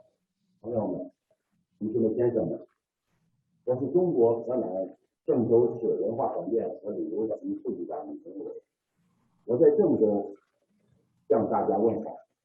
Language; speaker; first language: Chinese; native; Chinese